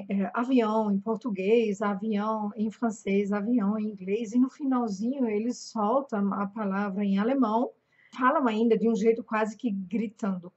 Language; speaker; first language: Portuguese; non-native, fluent; German